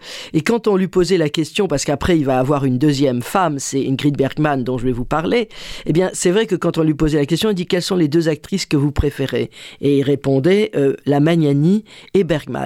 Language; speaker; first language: French; native; French